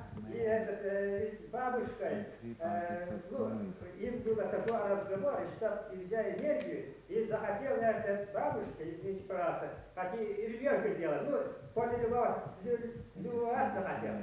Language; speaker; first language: Russian; non-native, local second language; Yakut